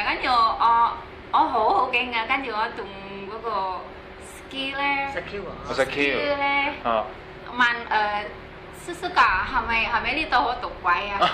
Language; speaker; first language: Chinese; non-native, learner; Indonesian